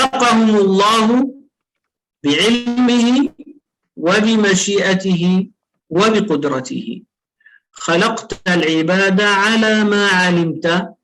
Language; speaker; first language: Arabic; native; Arabic